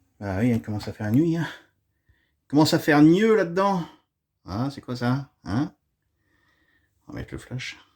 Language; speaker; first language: French; native; French